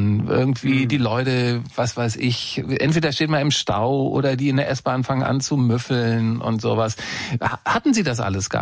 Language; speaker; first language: German; native; German